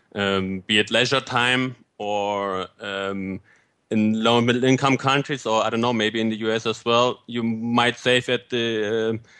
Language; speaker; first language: English; non-native, fluent; German